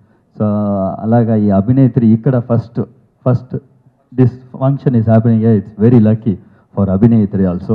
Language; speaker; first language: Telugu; non-native, learner; Tamil